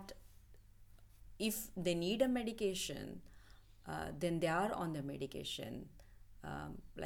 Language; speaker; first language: English; non-native, local second language; Marathi